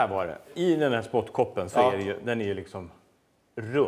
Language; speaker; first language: Swedish; native; Swedish